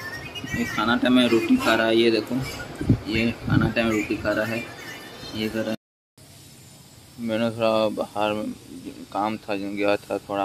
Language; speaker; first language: Hindi; non-native, local second language; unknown